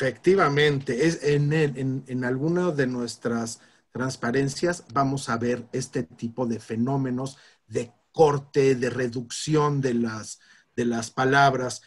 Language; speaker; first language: Spanish; native; Spanish